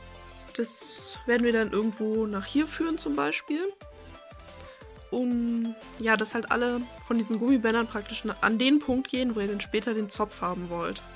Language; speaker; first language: German; native; German